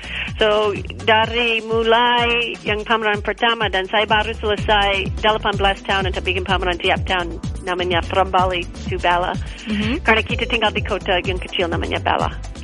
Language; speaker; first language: Indonesian; non-native, learner; English